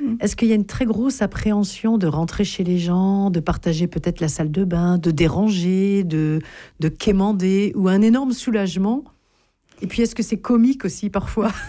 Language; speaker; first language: French; native; French